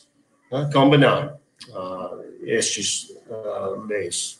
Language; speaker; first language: Spanish; non-native, learner; English